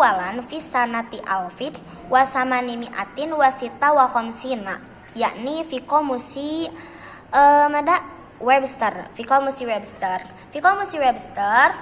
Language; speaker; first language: Arabic; non-native, learner; Indonesian